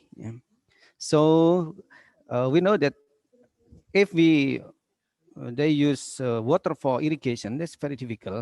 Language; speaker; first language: English; non-native, learner; Indonesian